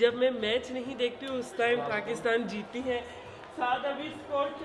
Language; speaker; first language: Hindi; non-native, learner; Turkish